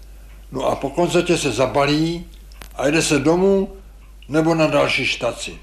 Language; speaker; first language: Czech; native; Czech